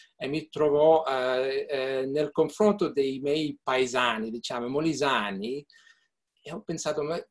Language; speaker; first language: Italian; early bilingual, heritage; Italian